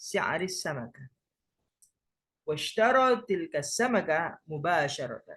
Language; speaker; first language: Arabic; non-native, fluent; Indonesian